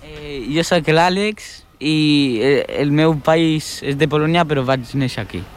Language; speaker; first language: Catalan; early bilingual, other home language; Polish